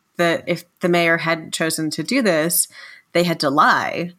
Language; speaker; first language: English; native; English